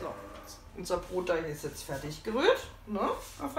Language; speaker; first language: German; native; German